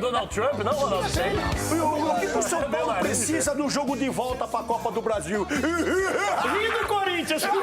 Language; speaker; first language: Portuguese; native; Portuguese